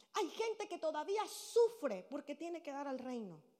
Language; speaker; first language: Spanish; native; Spanish